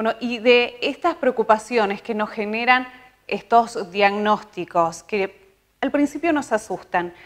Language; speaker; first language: Spanish; native; Spanish